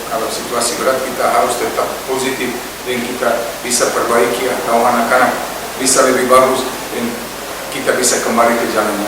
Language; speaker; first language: Indonesian; non-native, learner; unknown